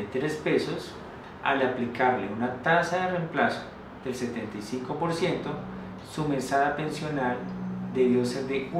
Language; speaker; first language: Spanish; native; Spanish